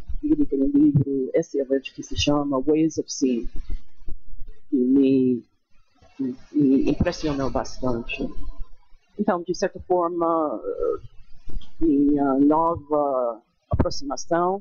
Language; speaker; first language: Portuguese; non-native, fluent; English